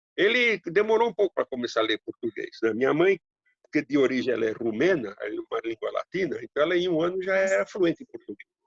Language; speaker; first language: Portuguese; early bilingual, other home language; Hungarian